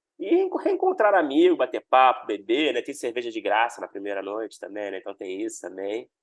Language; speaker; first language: Portuguese; native; Portuguese